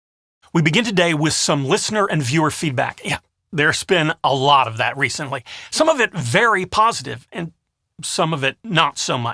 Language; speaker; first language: English; native; English